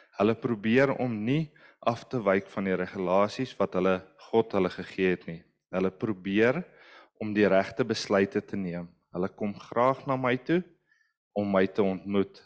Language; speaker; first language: Afrikaans; non-native, local second language; English